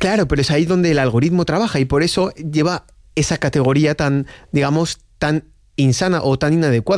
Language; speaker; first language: Spanish; native; Spanish